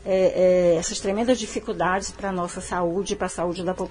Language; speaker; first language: Portuguese; native; Portuguese